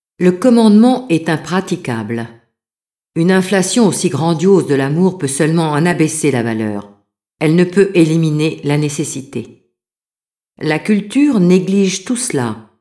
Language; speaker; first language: French; native; French